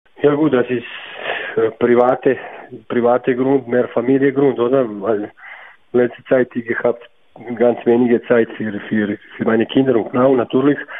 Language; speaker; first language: German; non-native, learner; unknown